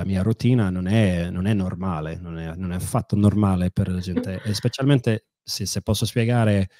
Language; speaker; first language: Italian; non-native, fluent; English